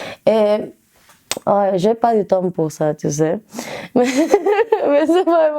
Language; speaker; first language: French; non-native, learner; Spanish